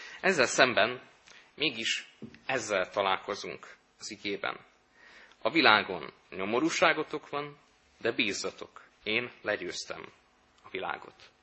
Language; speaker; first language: Hungarian; native; Hungarian